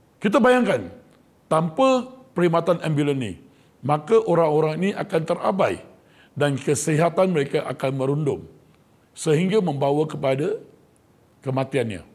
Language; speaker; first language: Malay; non-native, local second language; Chinese